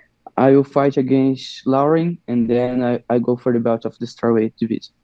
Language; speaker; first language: English; non-native, learner; Portuguese